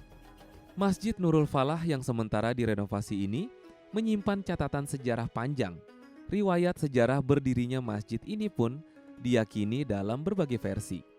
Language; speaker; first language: Indonesian; native; Indonesian